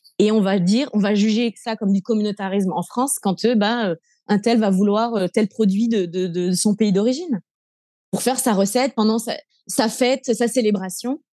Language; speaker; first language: French; native; French